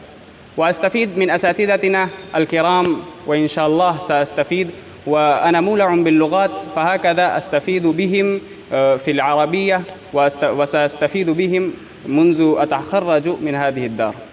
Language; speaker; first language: Arabic; non-native, fluent; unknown